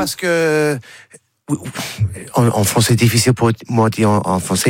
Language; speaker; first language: French; non-native, learner; English